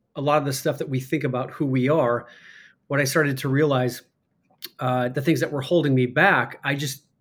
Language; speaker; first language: English; native; English